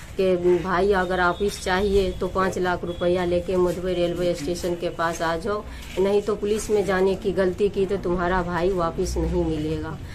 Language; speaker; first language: Hindi; native; Hindi